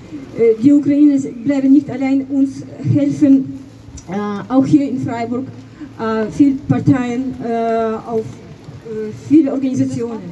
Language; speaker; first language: German; non-native, fluent; Ukrainian